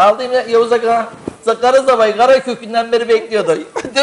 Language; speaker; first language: Turkish; native; Turkish